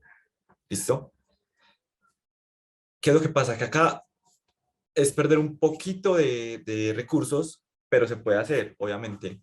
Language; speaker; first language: Spanish; native; Spanish